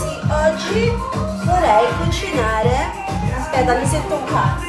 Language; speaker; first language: Italian; early bilingual, other home language; Filipino